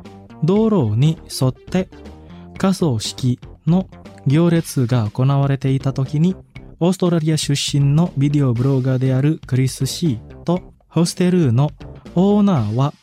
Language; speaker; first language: Japanese; non-native, fluent; Indonesian